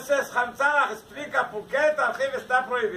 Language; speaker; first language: Spanish; non-native, learner; Hebrew